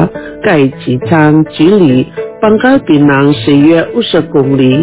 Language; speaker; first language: Chinese; early bilingual, heritage; Chinese